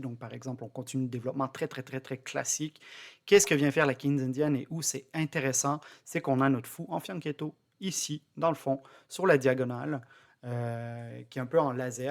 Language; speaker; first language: French; native; French